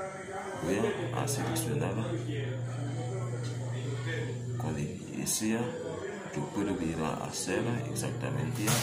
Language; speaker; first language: Spanish; non-native, learner; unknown